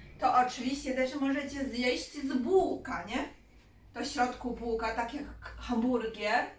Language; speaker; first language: Polish; non-native, learner; Chinese